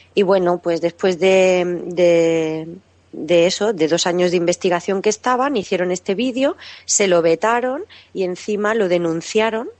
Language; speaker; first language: Spanish; native; Spanish